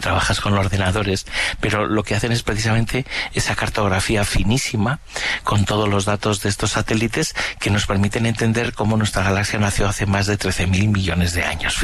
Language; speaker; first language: Spanish; native; Spanish